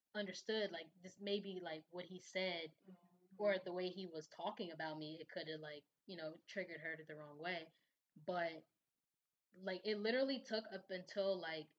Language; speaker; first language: English; native; English